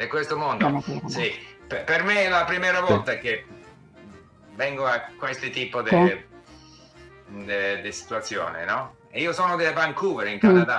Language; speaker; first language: Italian; non-native, fluent; English